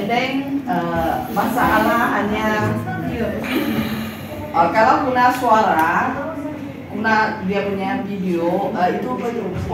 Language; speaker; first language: Malay; native; Malay